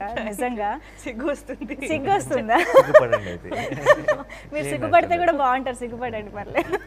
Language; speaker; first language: Telugu; native; Telugu